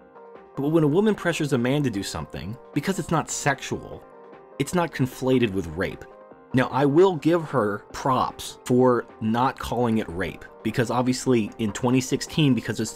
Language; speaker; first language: English; native; English